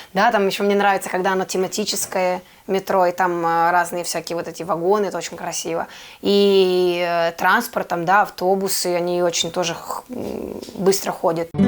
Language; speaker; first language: Russian; non-native, fluent; Serbian